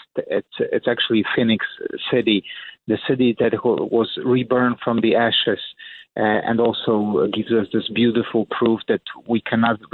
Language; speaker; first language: English; non-native, fluent; Polish